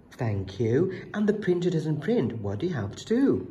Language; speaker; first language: English; non-native, fluent; Thai